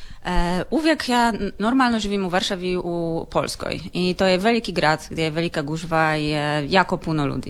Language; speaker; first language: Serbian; non-native, learner; Polish